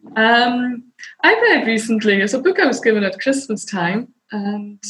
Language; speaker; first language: English; native; English